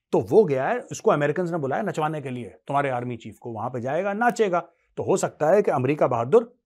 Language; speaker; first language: Urdu; native; Urdu